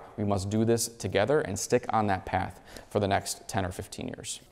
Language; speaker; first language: English; native; English